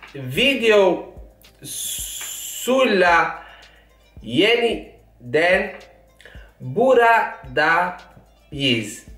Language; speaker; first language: Turkish; non-native, learner; Italian